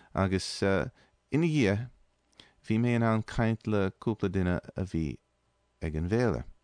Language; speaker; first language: Irish; non-native, fluent; English